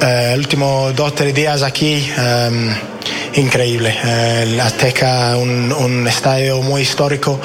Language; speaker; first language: Spanish; non-native, learner; English